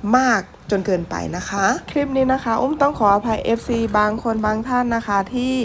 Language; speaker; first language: Thai; non-native, local second language; Northern Khmer